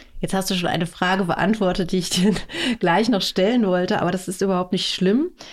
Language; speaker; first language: German; native; German